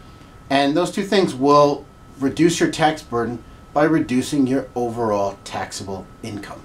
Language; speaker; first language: English; native; English